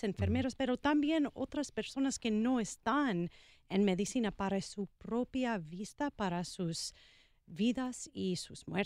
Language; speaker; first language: Spanish; non-native, learner; English